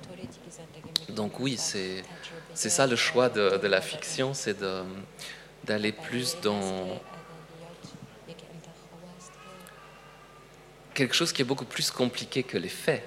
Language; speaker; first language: French; non-native, fluent; Polish